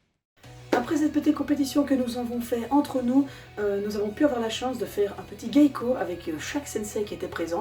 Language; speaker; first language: French; native; French